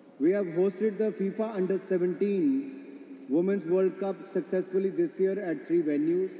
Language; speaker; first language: English; non-native, local second language; Hindi